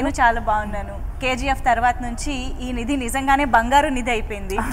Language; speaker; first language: Telugu; native; Telugu